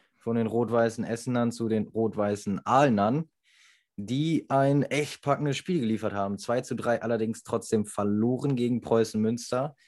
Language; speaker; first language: German; native; German